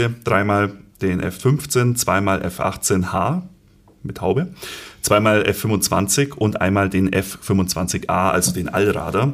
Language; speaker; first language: German; native; German